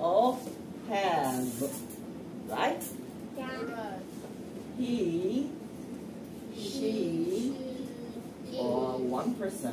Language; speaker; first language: English; non-native, fluent; Chinese